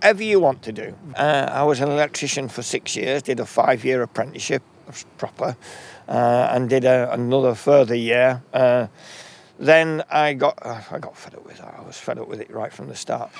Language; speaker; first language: English; native; English